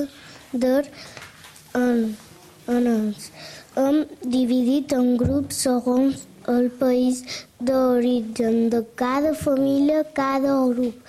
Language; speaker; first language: Catalan; early bilingual, other home language; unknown